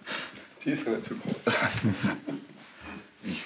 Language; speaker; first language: German; native; German